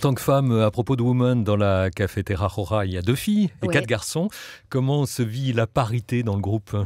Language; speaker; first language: French; native; French